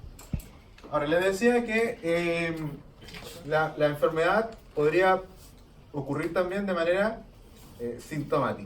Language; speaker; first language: Spanish; native; Spanish